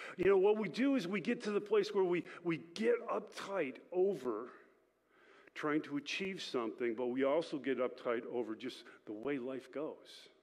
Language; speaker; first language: English; native; English